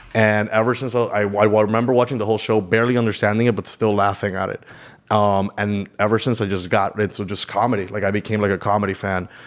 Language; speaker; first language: English; early bilingual, other home language; Spanish